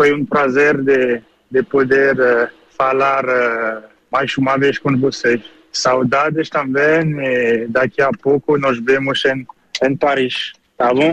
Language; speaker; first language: Portuguese; early bilingual, heritage; French